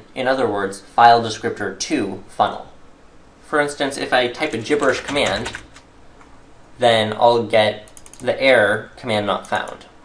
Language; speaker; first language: English; native; English